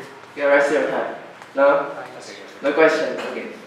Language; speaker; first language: English; non-native, learner; Indonesian